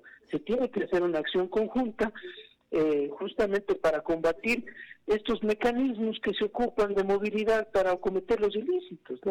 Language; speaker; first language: Spanish; native; Spanish